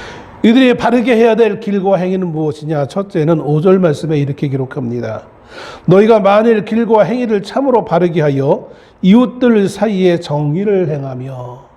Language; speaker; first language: Korean; native; Korean